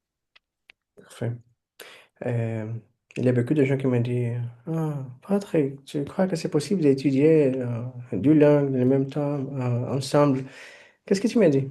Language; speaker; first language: French; non-native, fluent; Portuguese